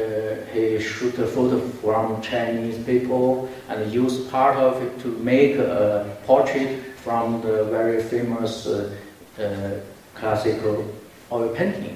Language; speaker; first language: English; non-native, fluent; Chinese